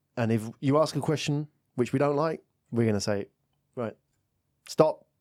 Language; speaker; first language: English; native; English